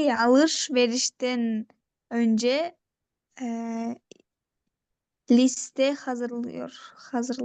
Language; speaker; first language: Turkish; non-native, learner; Kyrgyz